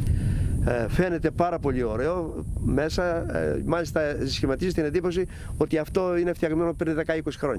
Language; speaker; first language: Greek; native; Greek